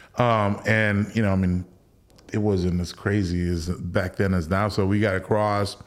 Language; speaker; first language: English; early bilingual, other home language; Spanish